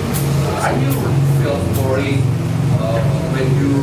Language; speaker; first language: English; non-native, learner; Indonesian